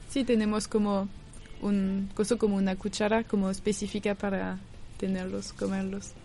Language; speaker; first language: Spanish; non-native, learner; French